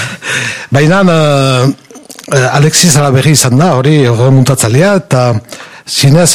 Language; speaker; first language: Basque; native; Basque